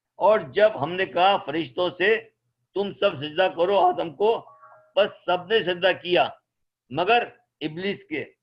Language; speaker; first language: Urdu; native; Urdu